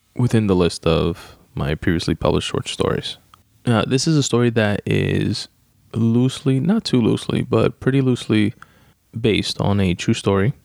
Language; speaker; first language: English; early bilingual, other home language; Spanish